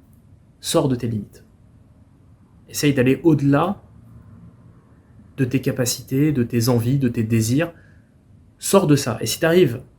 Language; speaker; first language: French; native; French